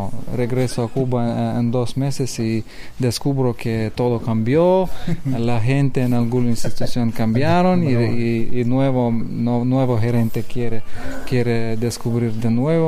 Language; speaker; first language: Spanish; non-native, learner; Lithuanian